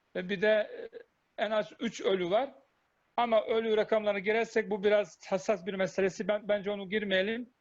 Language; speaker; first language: Turkish; non-native, fluent; Bosnian